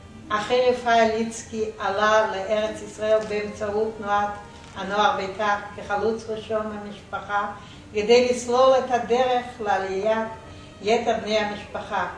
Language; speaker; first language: Hebrew; non-native, fluent; Yiddish